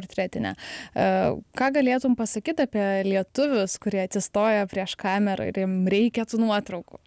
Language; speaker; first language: Lithuanian; native; Lithuanian